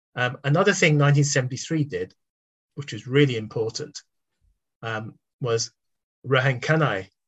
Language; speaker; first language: English; native; English